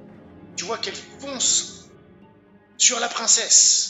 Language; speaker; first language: French; native; French